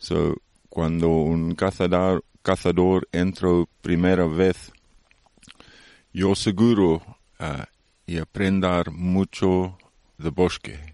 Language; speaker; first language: Spanish; non-native, learner; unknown